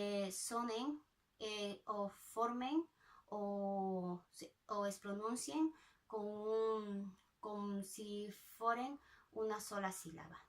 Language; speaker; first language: Catalan; non-native, local second language; Spanish